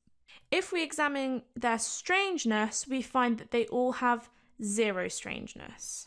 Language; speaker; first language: English; native; English